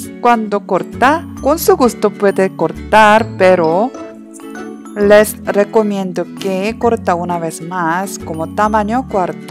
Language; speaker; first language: Spanish; non-native, learner; Korean